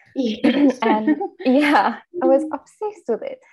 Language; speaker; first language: English; native; English